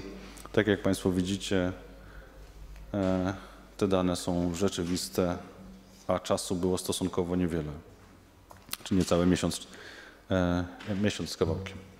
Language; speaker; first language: Polish; native; Polish